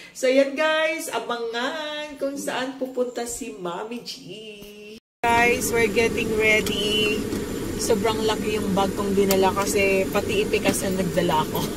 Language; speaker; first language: Filipino; non-native, local second language; Cebuano